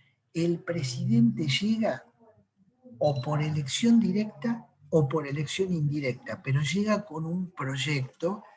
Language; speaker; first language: Spanish; native; Spanish